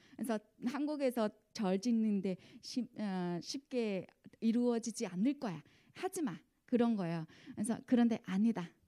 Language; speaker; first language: Korean; non-native, fluent; Vietnamese